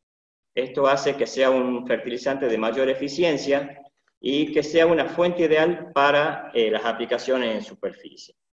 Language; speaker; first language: Spanish; native; Spanish